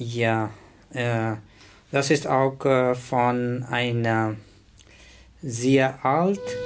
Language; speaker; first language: German; non-native, learner; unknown